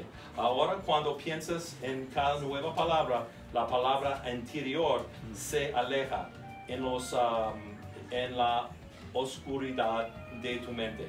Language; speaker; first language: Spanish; non-native, learner; English